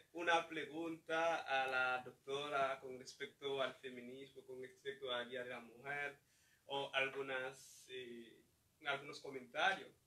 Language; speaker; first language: Spanish; non-native, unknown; Haitian Creole